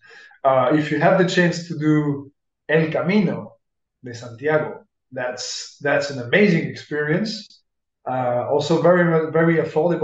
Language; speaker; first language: English; non-native, fluent; French